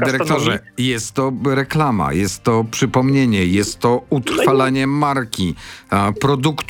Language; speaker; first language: Polish; native; Polish